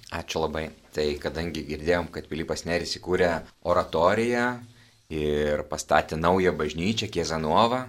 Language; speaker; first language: Lithuanian; native; Lithuanian